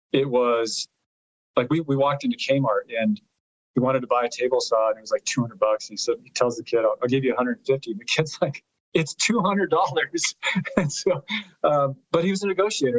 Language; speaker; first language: English; early bilingual, other home language; Italian